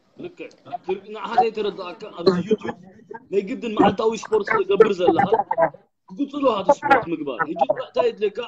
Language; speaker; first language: Tigrinya; early bilingual, heritage; Tigrinya